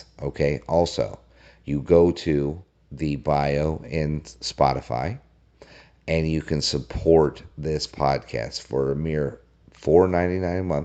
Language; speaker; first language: English; native; English